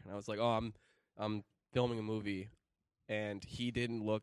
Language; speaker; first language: English; native; English